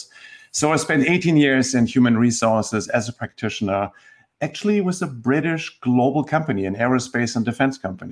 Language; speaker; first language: English; non-native, fluent; German